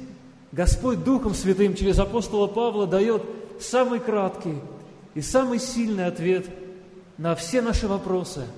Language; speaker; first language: Russian; native; Russian